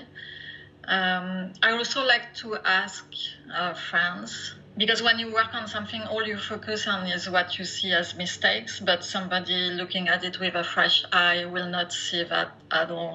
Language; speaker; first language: English; non-native, fluent; French